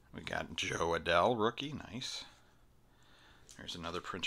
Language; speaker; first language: English; native; English